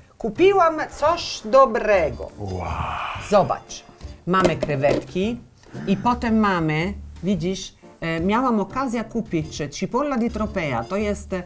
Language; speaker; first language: Polish; non-native, learner; Italian